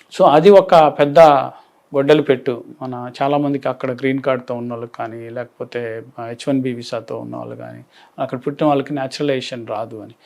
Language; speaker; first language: Telugu; native; Telugu